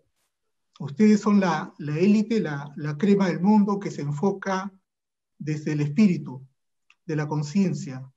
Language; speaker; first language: Spanish; native; Spanish